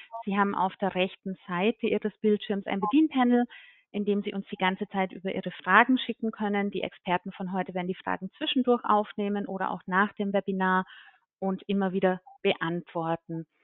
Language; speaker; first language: German; native; German